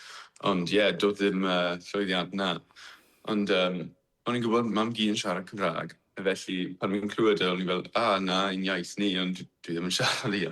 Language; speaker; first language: Welsh; non-native, learner; English